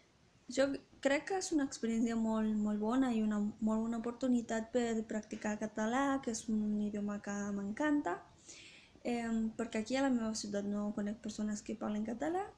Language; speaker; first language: Catalan; non-native, learner; Spanish